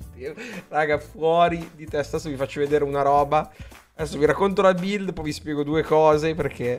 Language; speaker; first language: Italian; native; Italian